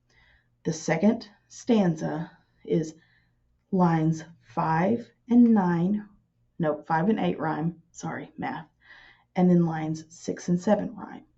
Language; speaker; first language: English; native; English